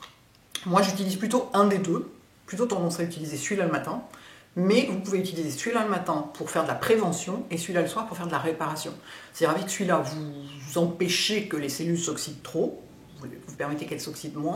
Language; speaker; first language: French; native; French